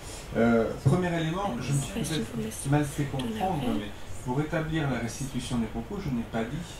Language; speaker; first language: French; native; French